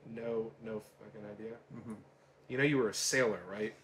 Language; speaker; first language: English; native; English